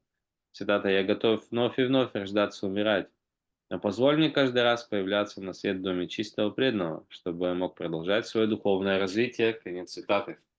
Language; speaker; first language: Russian; native; Russian